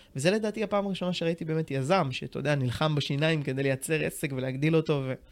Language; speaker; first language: Hebrew; native; Hebrew